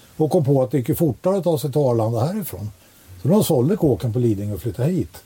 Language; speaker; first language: Swedish; native; Swedish